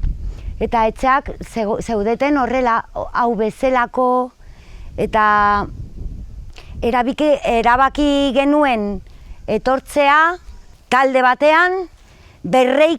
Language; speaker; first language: Basque; non-native, local second language; Spanish